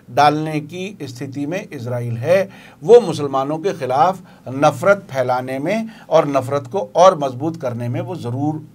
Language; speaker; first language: Urdu; native; Urdu